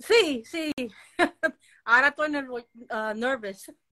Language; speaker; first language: Spanish; early bilingual, heritage; Spanish